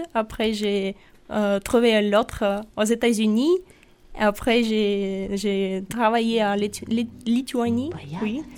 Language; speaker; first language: French; non-native, fluent; Russian